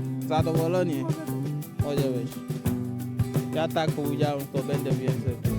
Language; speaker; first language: Polish; non-native, learner; English